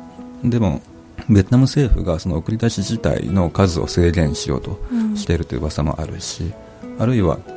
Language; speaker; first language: Japanese; native; Japanese